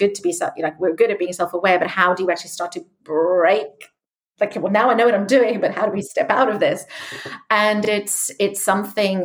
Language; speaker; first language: English; native; English